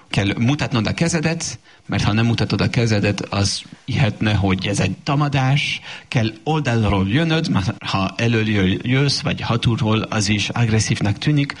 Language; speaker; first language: Hungarian; non-native, fluent; French